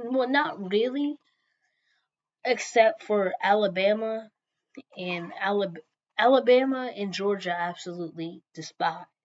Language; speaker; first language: English; native; English